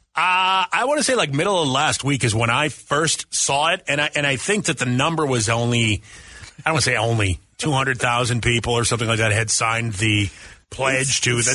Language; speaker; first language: English; native; English